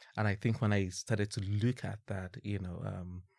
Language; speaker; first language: English; non-native, local second language; Yoruba